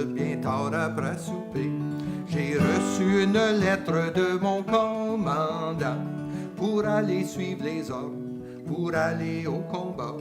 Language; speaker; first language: French; native; French